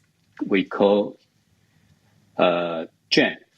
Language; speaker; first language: English; non-native, learner; Chinese